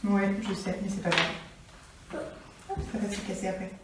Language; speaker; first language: French; native; French